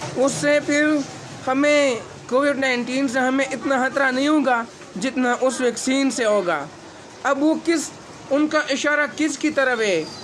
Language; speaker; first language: Urdu; non-native, local second language; Pashto